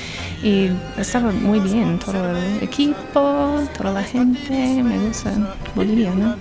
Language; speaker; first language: Spanish; non-native, learner; English